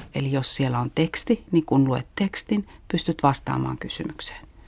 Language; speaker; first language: Finnish; native; Finnish